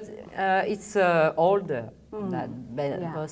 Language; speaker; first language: English; non-native, learner; French